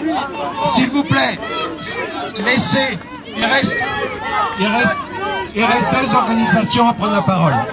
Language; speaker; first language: French; native; French